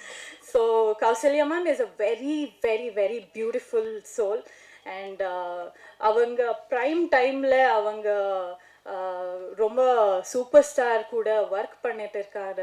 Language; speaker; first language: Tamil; non-native, learner; Kannada